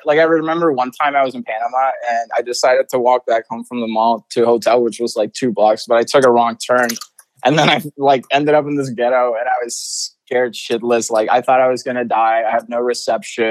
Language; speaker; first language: English; non-native, fluent; Spanish